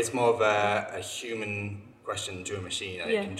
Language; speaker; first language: English; native; English